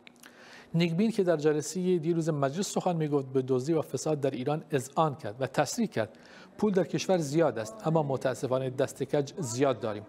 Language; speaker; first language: Persian; non-native, local second language; Kurdish